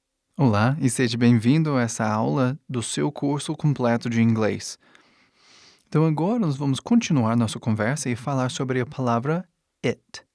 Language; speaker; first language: Portuguese; non-native, fluent; English